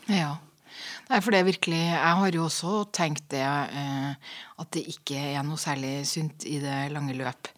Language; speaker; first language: Norwegian; native; Norwegian